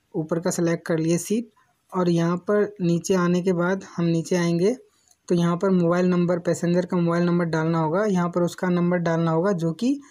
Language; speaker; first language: Hindi; native; Hindi